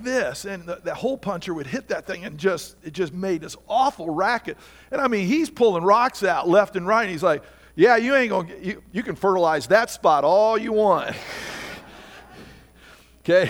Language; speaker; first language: English; native; English